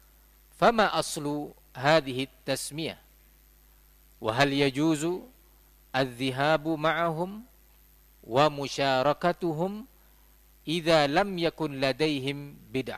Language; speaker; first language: Arabic; non-native, fluent; Indonesian